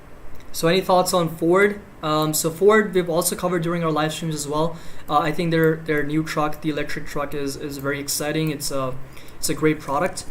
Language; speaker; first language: English; native; English